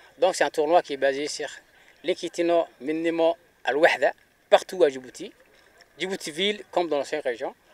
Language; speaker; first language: French; non-native, local second language; Somali